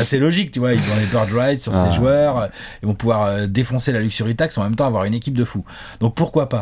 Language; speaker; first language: French; native; French